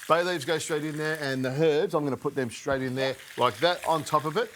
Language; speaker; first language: English; native; English